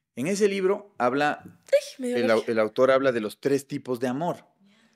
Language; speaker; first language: Spanish; native; Spanish